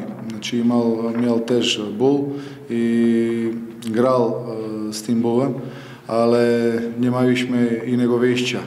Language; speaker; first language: Polish; non-native, fluent; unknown